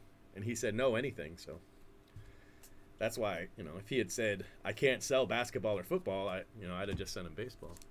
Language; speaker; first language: English; native; English